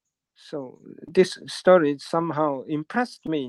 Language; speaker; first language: English; non-native, learner; Japanese